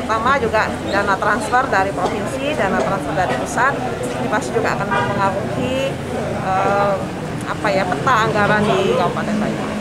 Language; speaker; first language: Indonesian; native; Indonesian